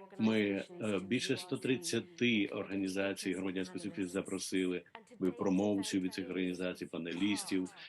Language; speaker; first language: Ukrainian; native; Ukrainian